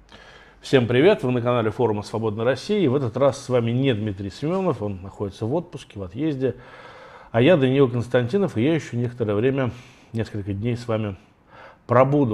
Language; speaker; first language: Russian; native; Russian